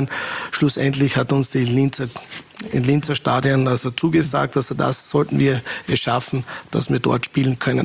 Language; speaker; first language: German; native; German